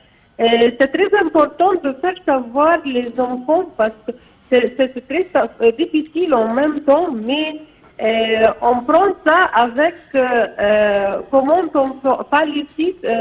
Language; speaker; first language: French; non-native, fluent; Arabic